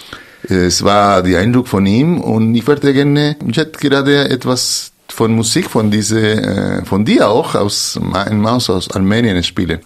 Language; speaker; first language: German; non-native, fluent; Spanish